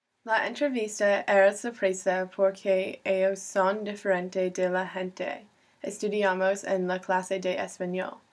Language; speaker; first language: Spanish; non-native, learner; English